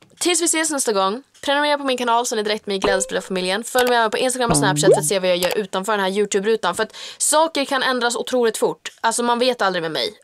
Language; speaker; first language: Swedish; native; Swedish